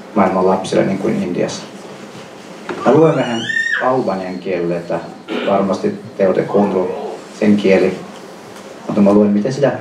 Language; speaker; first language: Finnish; non-native, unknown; Albanian